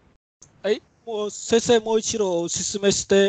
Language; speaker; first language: Japanese; non-native, learner; Vietnamese